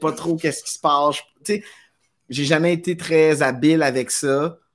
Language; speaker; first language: French; native; French